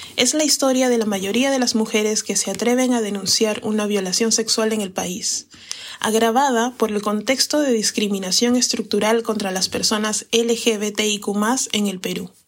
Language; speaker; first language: Spanish; native; Spanish